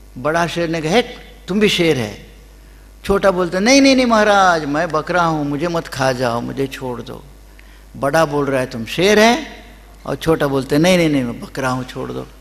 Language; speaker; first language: Hindi; non-native, local second language; Kannada